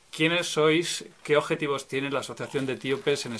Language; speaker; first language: Spanish; native; Spanish